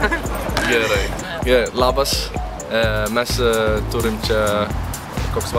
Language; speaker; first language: Lithuanian; non-native, learner; Swedish